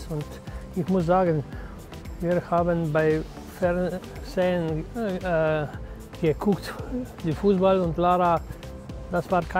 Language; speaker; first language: German; non-native, learner; Slovenian